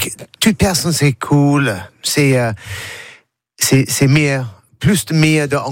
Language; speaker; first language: French; non-native, learner; English